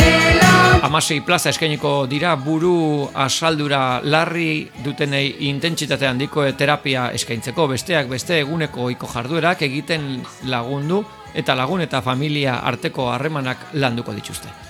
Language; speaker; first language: Basque; native; Basque